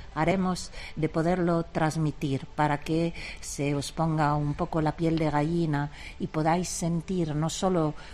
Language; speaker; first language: Spanish; non-native, fluent; Italian